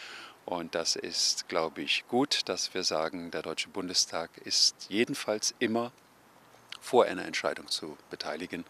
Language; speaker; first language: German; native; German